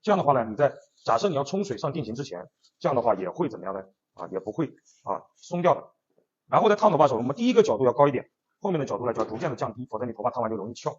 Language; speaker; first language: Chinese; native; Chinese